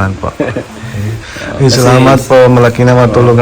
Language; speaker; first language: Filipino; non-native, learner; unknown